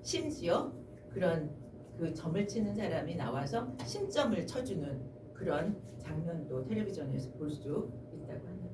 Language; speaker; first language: Korean; native; Korean